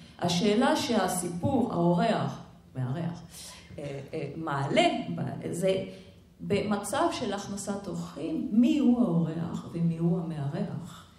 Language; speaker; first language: Hebrew; non-native, fluent; French